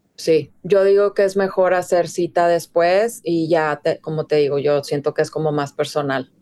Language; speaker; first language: Spanish; native; Spanish